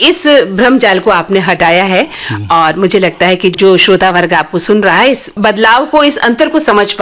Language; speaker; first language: Hindi; native; Hindi